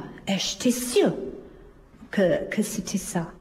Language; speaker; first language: French; non-native, fluent; English